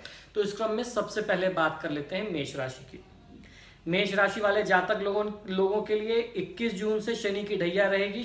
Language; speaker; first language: Hindi; native; Hindi